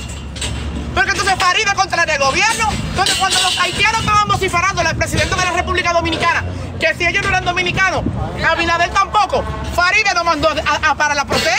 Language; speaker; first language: Spanish; native; Spanish